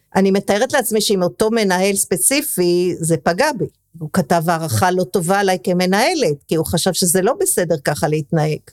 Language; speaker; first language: Hebrew; early bilingual, other home language; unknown